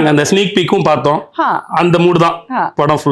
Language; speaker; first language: Tamil; native; Tamil